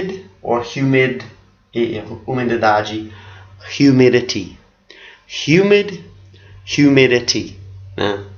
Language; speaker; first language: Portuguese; non-native, fluent; English